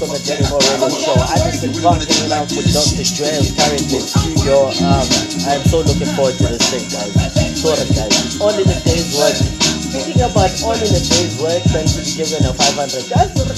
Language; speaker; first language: English; non-native, local second language; Zulu